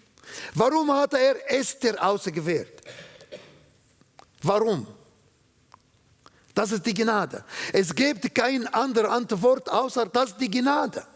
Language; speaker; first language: German; non-native, learner; Arabic